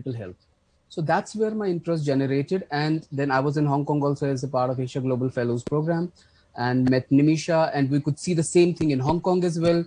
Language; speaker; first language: English; non-native, local second language; Kashmiri